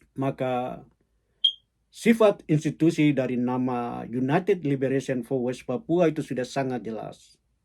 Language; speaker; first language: Indonesian; native; Indonesian